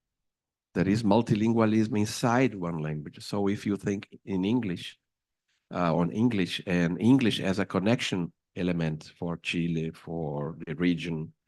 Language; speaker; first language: English; non-native, fluent; Portuguese